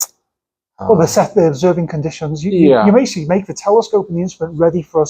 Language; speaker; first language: English; native; English